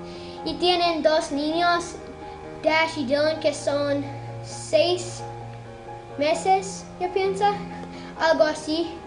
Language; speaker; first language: Spanish; non-native, learner; English